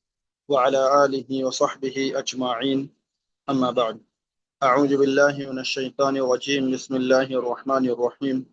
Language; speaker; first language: Arabic; non-native, fluent; Urdu